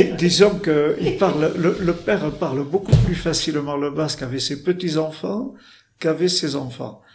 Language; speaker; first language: French; native; French